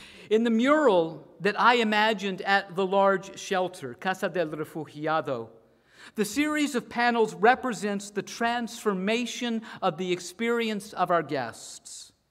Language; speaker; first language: English; native; English